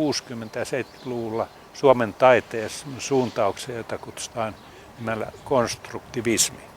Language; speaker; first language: Finnish; native; Finnish